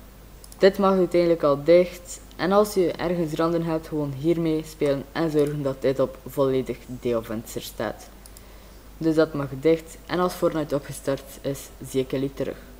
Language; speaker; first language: Dutch; native; Dutch